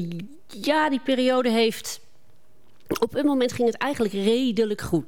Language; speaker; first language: Dutch; native; Dutch